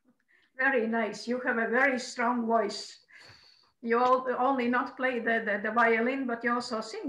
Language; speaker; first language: English; non-native, fluent; Croatian